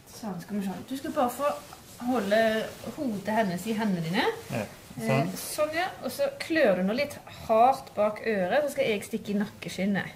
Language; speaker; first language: Norwegian; native; Norwegian